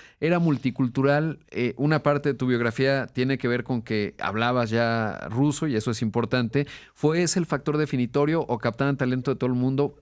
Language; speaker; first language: Spanish; native; Spanish